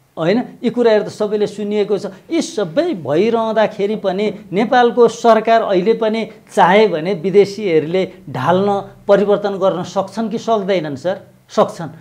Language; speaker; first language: Nepali; native; Nepali